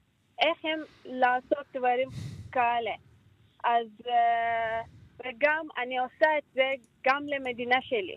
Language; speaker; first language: Hebrew; non-native, learner; Turkish